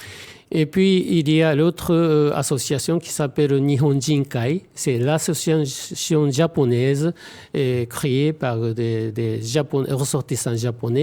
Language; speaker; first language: French; non-native, fluent; Japanese